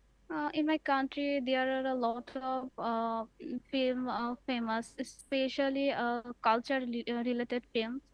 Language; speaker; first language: English; non-native, learner; Bangla